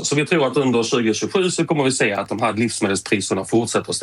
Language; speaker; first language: Swedish; native; Swedish